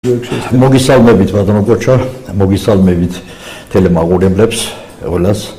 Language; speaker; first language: Georgian; non-native, local second language; Azerbaijani